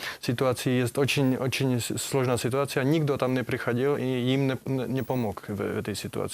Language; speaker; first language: Russian; non-native, learner; Czech